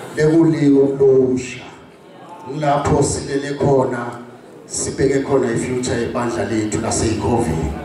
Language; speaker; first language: Zulu; non-native, local second language; Swati